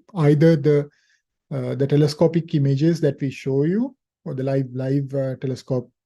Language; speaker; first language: English; non-native, local second language; Sinhala